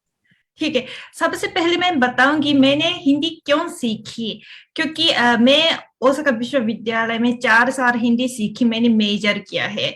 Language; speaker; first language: Hindi; non-native, fluent; Japanese